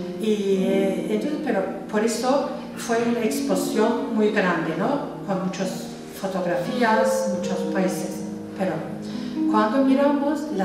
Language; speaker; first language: Spanish; non-native, fluent; Turkish